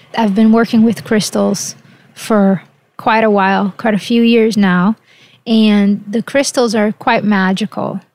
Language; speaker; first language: English; early bilingual, other home language; Portuguese